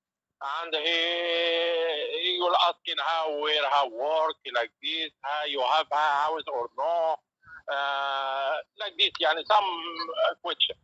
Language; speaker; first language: English; non-native, learner; Arabic